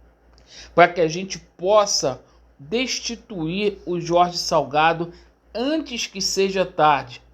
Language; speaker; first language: Portuguese; native; Portuguese